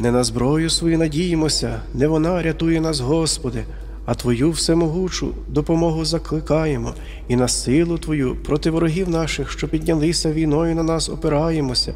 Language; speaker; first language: Ukrainian; native; Ukrainian